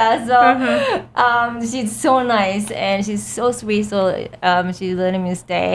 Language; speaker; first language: English; non-native, fluent; Japanese